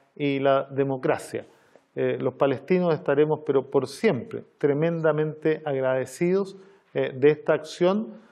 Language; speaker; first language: Spanish; native; Spanish